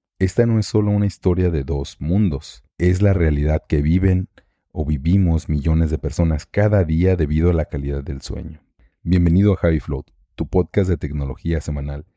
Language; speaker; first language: Spanish; native; Spanish